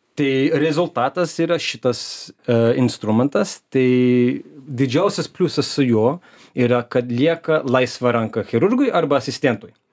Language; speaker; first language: Lithuanian; early bilingual, heritage; Lithuanian